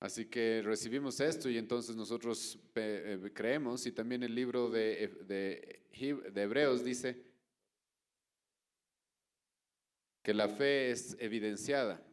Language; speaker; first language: Spanish; native; Spanish